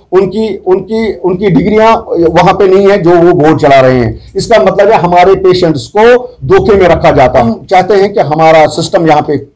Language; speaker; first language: Urdu; non-native, local second language; Kashmiri